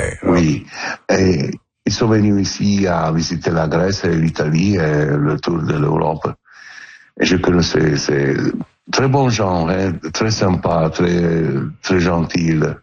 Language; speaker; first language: French; non-native, learner; Italian